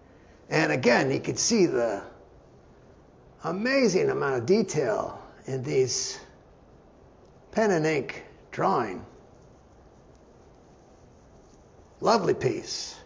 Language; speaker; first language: English; native; English